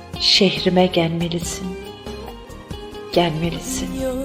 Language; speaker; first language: Turkish; native; Turkish